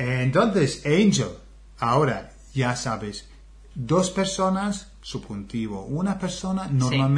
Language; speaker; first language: Spanish; non-native, fluent; English